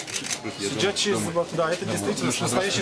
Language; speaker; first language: Russian; native; Russian